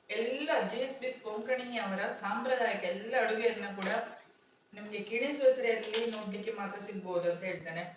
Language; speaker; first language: Kannada; non-native, local second language; Konkani